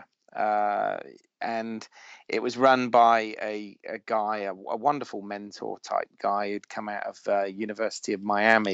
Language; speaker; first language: English; native; English